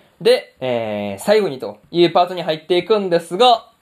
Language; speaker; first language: Japanese; native; Japanese